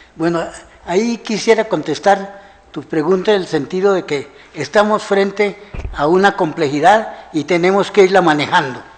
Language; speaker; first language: Spanish; native; Spanish